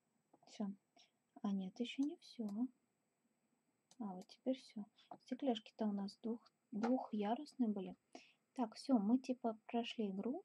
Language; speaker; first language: Russian; native; Russian